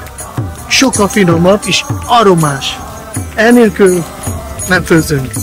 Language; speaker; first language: Hungarian; non-native, fluent; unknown